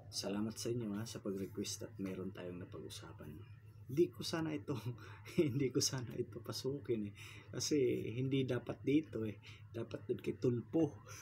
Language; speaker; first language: Filipino; non-native, local second language; Cebuano